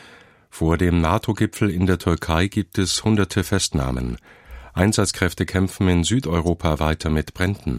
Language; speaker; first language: German; native; German